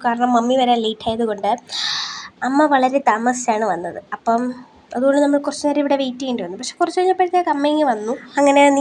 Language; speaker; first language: Malayalam; native; Malayalam